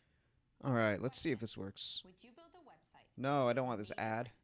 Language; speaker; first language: English; native; English